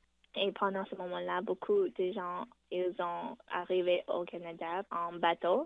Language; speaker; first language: French; non-native, fluent; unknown